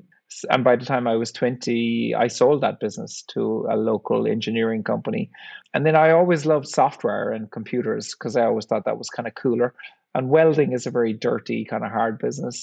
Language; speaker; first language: English; native; English